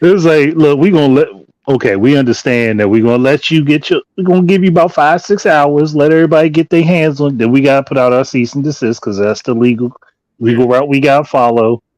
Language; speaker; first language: English; native; English